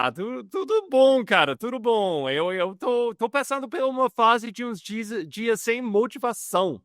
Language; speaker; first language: Portuguese; non-native, fluent; English